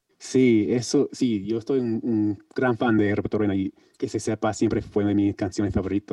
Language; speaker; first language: Spanish; non-native, learner; English